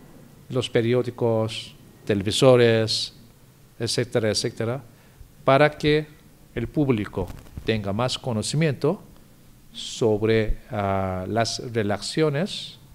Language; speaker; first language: Spanish; non-native, fluent; Korean